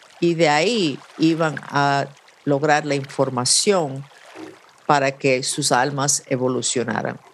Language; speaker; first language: Spanish; non-native, fluent; English